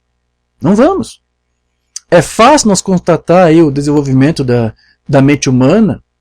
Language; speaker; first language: Portuguese; native; Portuguese